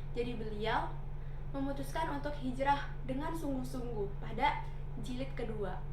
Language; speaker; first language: Indonesian; native; Indonesian